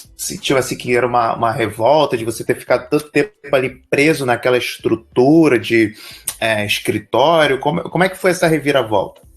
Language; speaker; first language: Portuguese; native; Portuguese